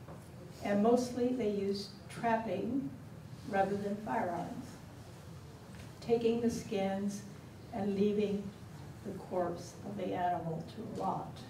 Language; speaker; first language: English; native; English